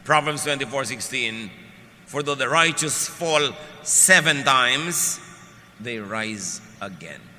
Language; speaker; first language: English; non-native, local second language; Filipino